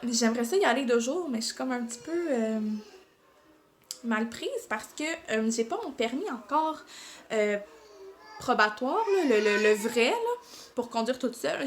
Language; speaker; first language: French; native; French